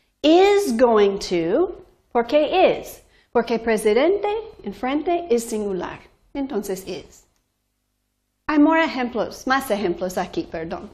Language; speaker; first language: Spanish; non-native, fluent; English